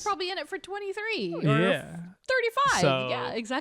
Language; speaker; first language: English; native; English